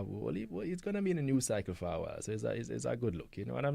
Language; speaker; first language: English; native; English